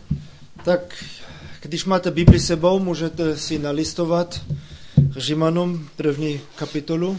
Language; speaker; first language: Czech; non-native, fluent; German